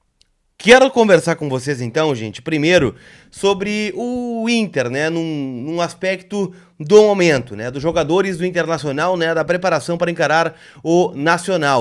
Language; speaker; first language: Portuguese; native; Portuguese